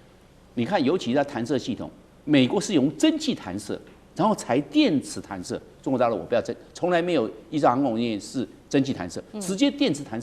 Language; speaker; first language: Chinese; native; Chinese